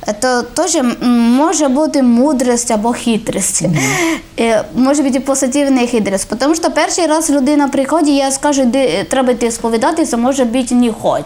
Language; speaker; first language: Ukrainian; non-native, learner; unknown